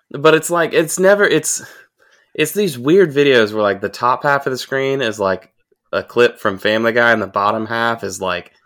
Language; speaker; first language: English; native; English